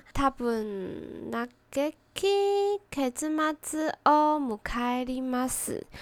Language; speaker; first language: Japanese; non-native, learner; Chinese